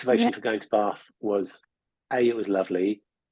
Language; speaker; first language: English; native; English